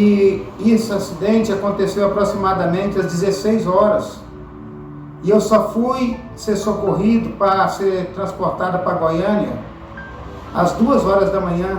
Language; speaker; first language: Portuguese; native; Portuguese